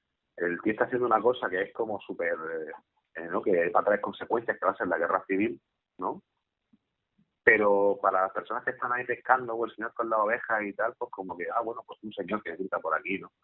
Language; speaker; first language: Spanish; native; Spanish